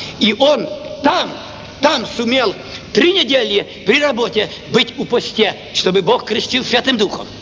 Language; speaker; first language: Russian; non-native, local second language; Ukrainian